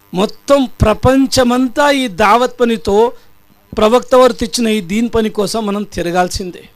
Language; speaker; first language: Telugu; non-native, local second language; Urdu